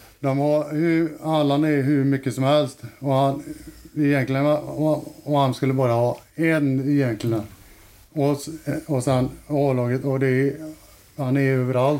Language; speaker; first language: Swedish; native; Swedish